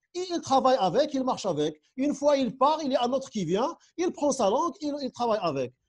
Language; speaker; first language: French; non-native, local second language; Central Atlas Tamazight